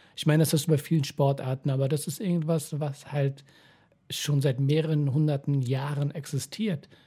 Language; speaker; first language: German; early bilingual, other home language; Persian